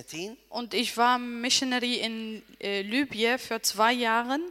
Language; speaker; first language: German; non-native, learner; Arabic